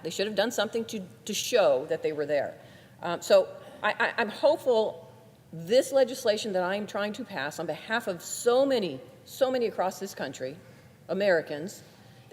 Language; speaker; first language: English; native; English